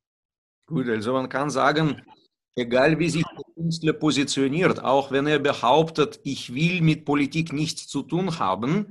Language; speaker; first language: German; non-native, fluent; Russian